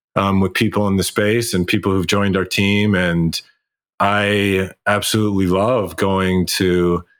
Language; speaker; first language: English; native; English